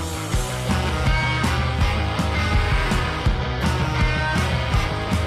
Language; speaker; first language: English; non-native, fluent; Italian